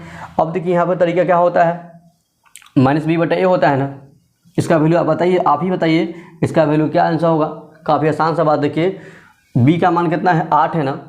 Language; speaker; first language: Hindi; native; Hindi